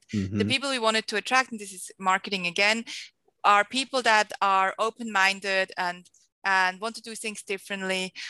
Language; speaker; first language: English; non-native, fluent; Swiss German